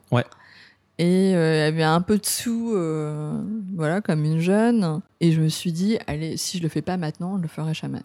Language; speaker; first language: French; early bilingual, other home language; Cantonese